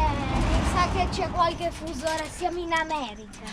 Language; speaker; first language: Italian; native; Italian